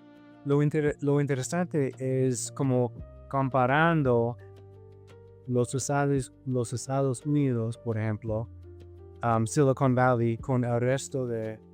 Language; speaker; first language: Spanish; non-native, fluent; English